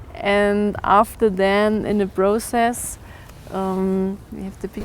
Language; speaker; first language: English; non-native, learner; German